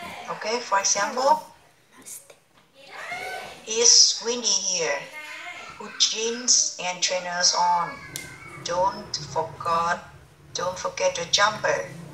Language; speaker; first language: English; non-native, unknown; Vietnamese